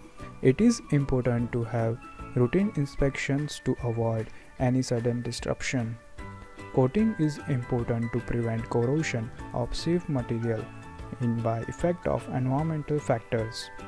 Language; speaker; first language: English; non-native, fluent; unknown